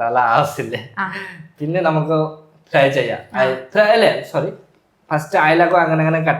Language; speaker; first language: Malayalam; non-native, local second language; Bangla